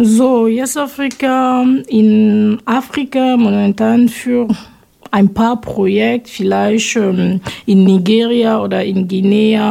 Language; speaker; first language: German; non-native, fluent; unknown